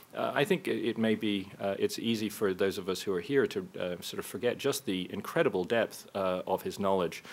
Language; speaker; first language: English; native; English